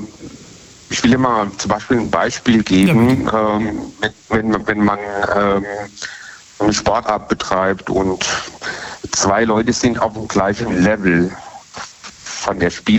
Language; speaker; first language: German; native; German